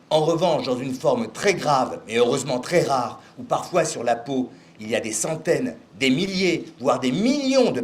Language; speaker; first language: French; native; French